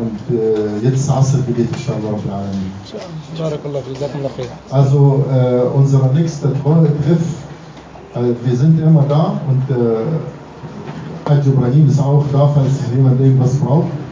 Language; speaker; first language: German; non-native, fluent; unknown